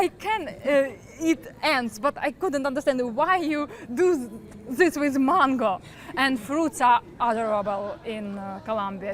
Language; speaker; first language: English; non-native, learner; Ukrainian